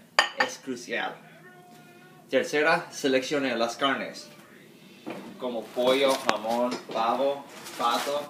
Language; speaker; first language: Spanish; non-native, learner; English